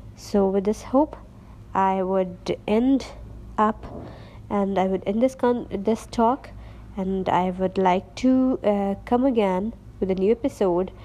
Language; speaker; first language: English; non-native, local second language; Urdu